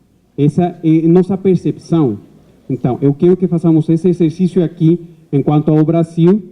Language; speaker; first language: Portuguese; non-native, fluent; Spanish